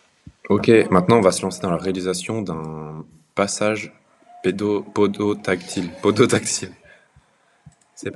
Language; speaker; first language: French; native; French